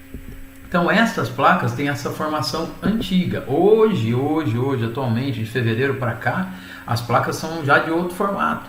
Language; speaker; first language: Portuguese; native; Portuguese